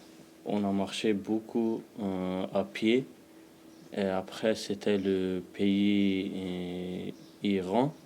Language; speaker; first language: French; non-native, learner; Pashto